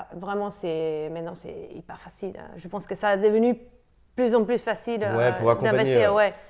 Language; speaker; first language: French; non-native, fluent; Spanish